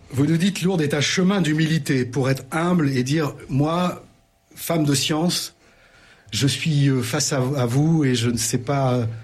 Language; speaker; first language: French; native; French